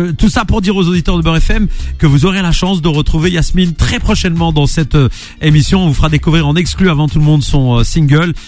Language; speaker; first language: French; native; French